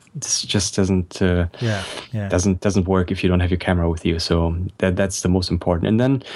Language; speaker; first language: English; non-native, fluent; German